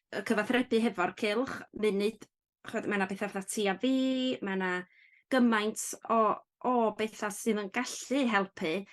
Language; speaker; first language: Welsh; native; Welsh